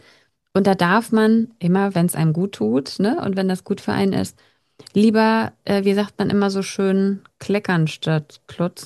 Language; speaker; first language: German; native; German